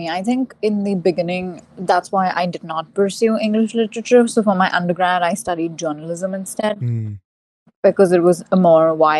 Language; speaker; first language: English; non-native, local second language; Hindi